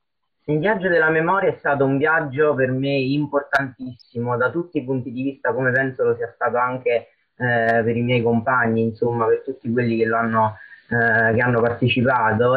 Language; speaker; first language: Italian; native; Italian